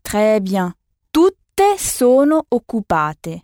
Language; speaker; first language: Italian; non-native, fluent; French